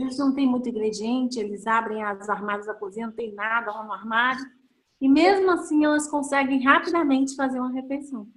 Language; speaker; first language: Portuguese; native; Portuguese